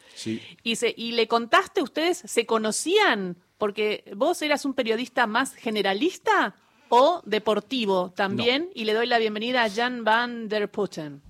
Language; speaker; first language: Spanish; native; Spanish